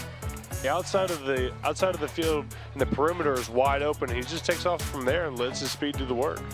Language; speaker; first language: English; native; English